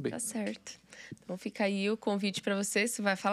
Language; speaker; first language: Portuguese; native; Portuguese